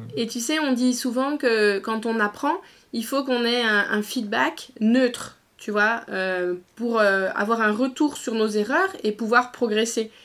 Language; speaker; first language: French; native; French